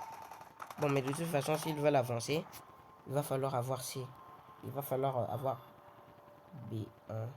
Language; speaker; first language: French; native; French